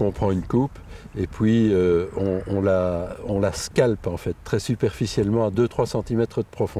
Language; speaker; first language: French; native; French